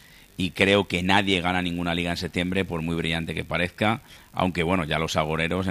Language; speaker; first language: Spanish; native; Spanish